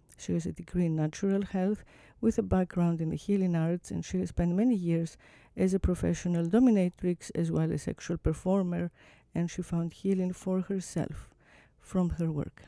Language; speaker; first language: English; non-native, fluent; Greek